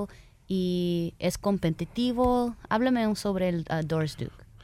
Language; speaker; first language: Spanish; early bilingual, heritage; Spanish